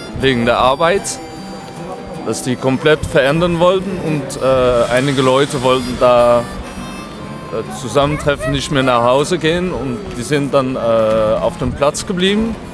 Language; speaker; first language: German; non-native, fluent; French